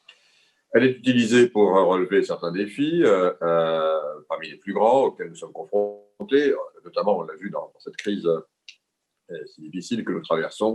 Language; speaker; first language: French; native; French